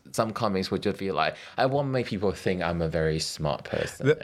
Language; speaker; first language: English; non-native, fluent; Chinese